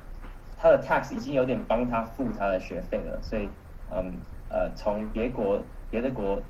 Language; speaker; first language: Chinese; early bilingual, heritage; Chinese